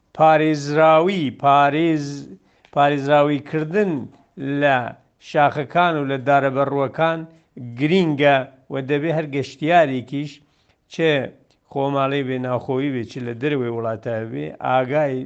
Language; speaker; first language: Central Kurdish; non-native, local second language; Southern Kurdish